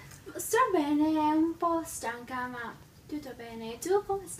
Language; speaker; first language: Italian; non-native, learner; English